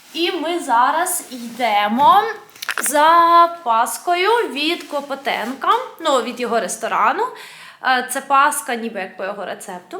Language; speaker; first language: Ukrainian; native; Ukrainian